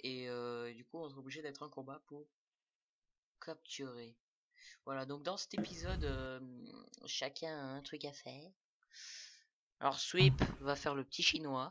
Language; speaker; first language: French; native; French